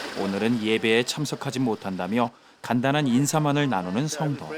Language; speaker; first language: Korean; native; Korean